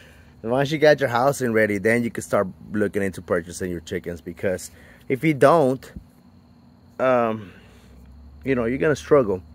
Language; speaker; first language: English; native; English